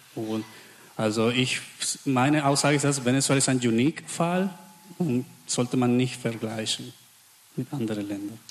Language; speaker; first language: German; non-native, fluent; Spanish